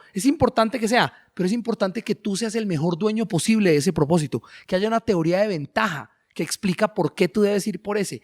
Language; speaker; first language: Spanish; native; Spanish